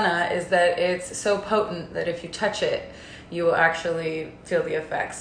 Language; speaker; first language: English; native; English